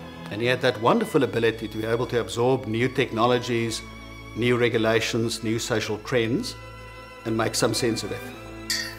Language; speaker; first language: English; non-native, local second language; Afrikaans